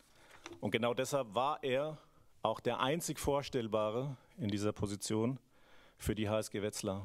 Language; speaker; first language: German; native; German